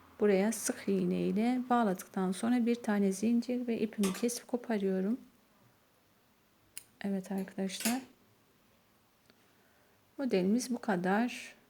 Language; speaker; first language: Turkish; native; Turkish